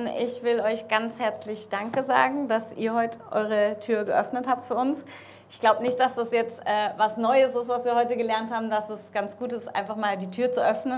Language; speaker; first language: German; native; German